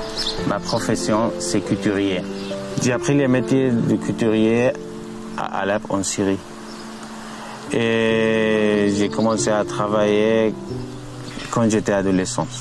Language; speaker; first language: French; non-native, learner; Arabic